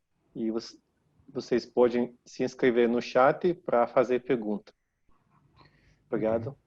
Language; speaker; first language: Portuguese; non-native, fluent; Russian